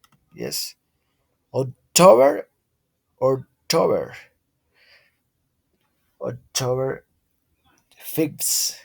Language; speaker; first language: English; non-native, learner; Spanish